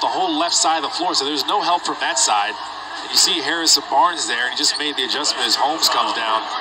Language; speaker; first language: English; native; English